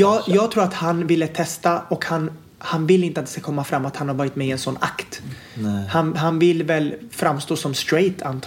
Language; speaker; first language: Swedish; native; Swedish